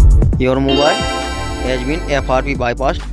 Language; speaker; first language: English; non-native, local second language; Hindi